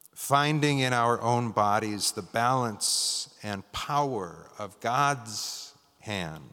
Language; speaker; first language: English; native; English